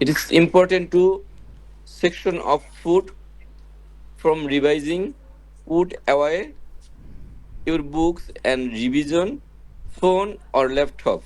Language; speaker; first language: English; non-native, learner; Bangla